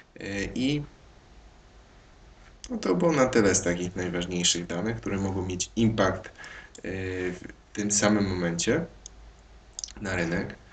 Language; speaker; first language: Polish; native; Polish